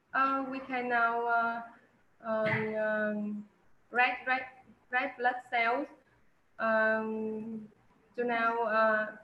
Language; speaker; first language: English; non-native, learner; Vietnamese